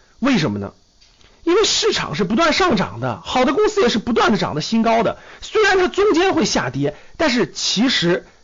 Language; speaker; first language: Chinese; native; Chinese